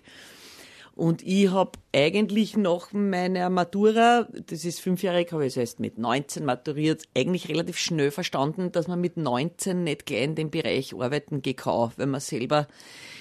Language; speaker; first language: German; native; German